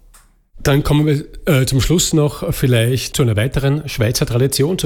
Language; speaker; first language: German; native; German